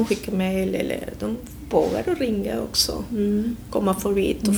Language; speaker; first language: Swedish; non-native, fluent; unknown